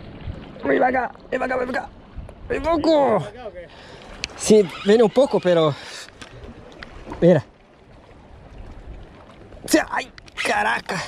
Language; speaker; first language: Spanish; non-native, learner; Portuguese